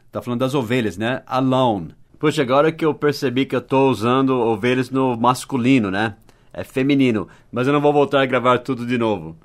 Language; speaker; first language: Portuguese; non-native, fluent; English